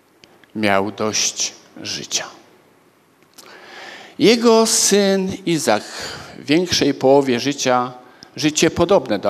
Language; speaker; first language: Polish; native; Polish